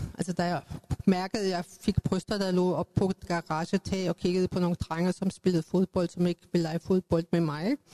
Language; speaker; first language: Danish; native; Danish